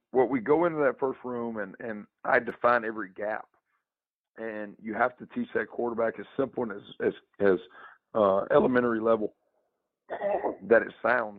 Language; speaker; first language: English; native; English